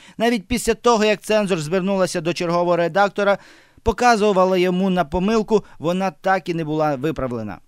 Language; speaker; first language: Ukrainian; native; Ukrainian